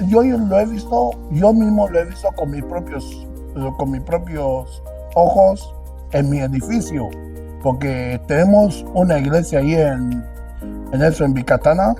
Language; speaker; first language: Spanish; non-native, local second language; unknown